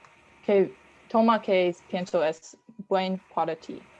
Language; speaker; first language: Spanish; non-native, learner; English